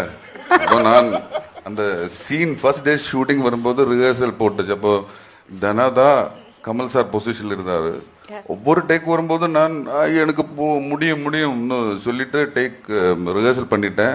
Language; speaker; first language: Tamil; non-native, learner; Malayalam